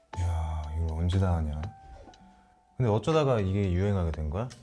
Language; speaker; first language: Korean; native; Korean